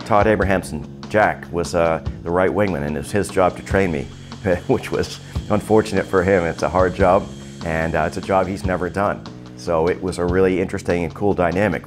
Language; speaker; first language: English; native; English